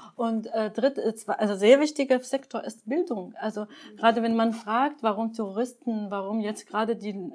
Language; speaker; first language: German; non-native, fluent; Arabic